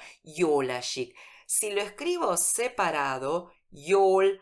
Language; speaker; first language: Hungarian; non-native, fluent; Spanish